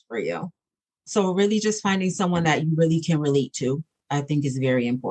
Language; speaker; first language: English; native; English